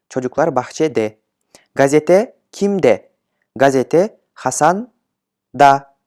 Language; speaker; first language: Turkish; non-native, fluent; Kyrgyz